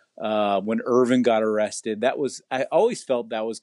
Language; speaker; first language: English; native; English